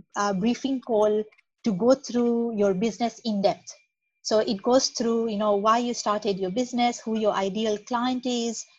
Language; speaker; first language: English; non-native, local second language; Gujarati